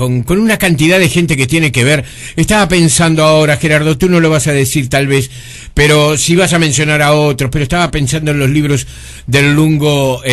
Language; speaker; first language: Spanish; native; Spanish